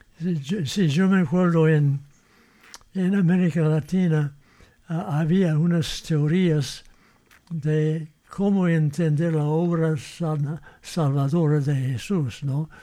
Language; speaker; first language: Spanish; non-native, fluent; English